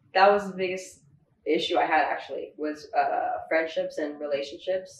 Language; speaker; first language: English; native; English